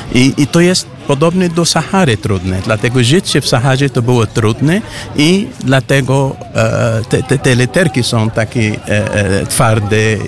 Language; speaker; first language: Polish; non-native, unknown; Arabic